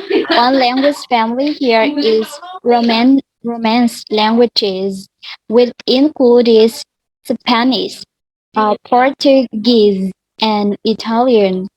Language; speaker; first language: English; non-native, learner; Vietnamese